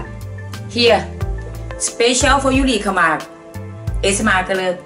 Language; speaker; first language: Dutch; non-native, learner; Thai